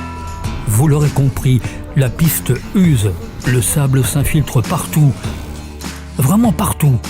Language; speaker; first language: French; native; French